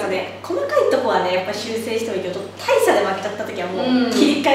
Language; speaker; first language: Japanese; native; Japanese